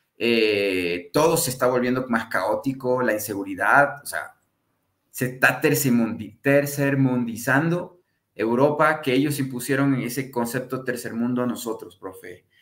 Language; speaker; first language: Spanish; native; Spanish